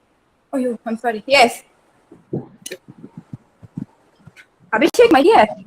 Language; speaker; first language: English; non-native, fluent; Tamil